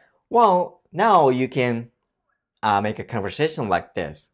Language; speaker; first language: English; non-native, fluent; Japanese